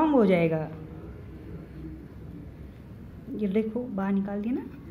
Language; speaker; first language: Hindi; native; Hindi